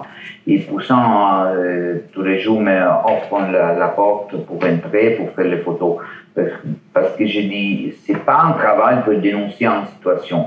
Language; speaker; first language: French; non-native, learner; Italian